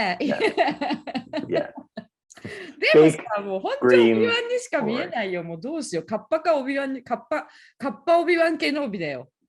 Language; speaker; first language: Japanese; native; Japanese